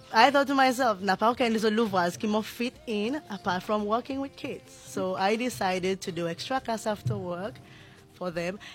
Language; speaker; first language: English; non-native, local second language; Seselwa Creole French